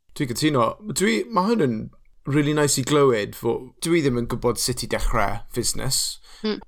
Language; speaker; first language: Welsh; non-native, local second language; English